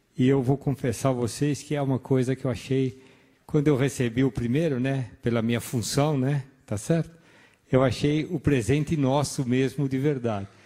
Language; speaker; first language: Portuguese; early bilingual, other home language; Italian